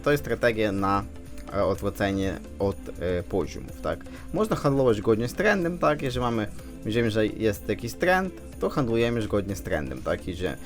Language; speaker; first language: Polish; non-native, fluent; Ukrainian